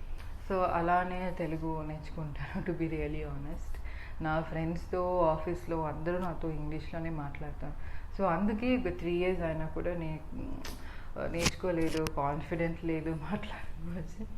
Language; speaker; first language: Telugu; non-native, learner; Tamil